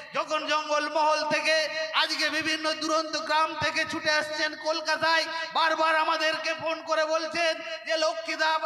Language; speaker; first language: Bangla; non-native, local second language; Santali